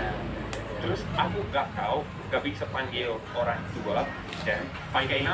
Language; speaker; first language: Indonesian; non-native, learner; English